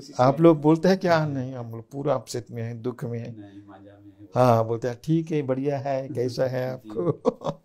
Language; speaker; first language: Hindi; non-native, fluent; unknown